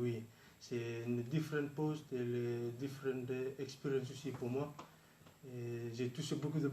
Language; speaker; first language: French; non-native, learner; Fijian